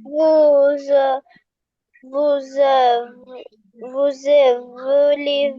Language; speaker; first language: French; non-native, learner; Arabic